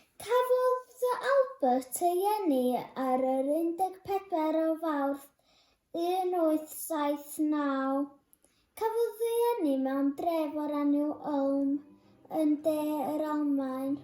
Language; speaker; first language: Welsh; non-native, local second language; English